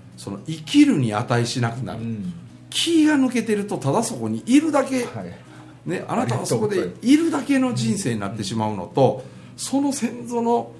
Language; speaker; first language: Japanese; native; Japanese